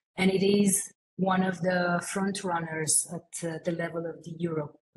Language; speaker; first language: English; non-native, fluent; Romanian